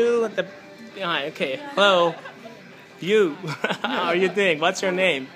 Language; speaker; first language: English; non-native, fluent; Persian